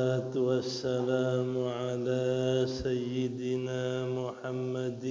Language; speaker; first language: Arabic; non-native, fluent; Indonesian